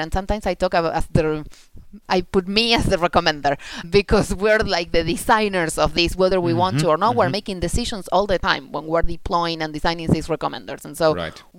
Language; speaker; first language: English; non-native, fluent; Spanish